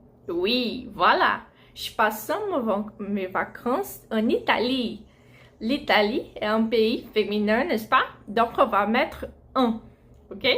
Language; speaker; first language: French; non-native, fluent; Portuguese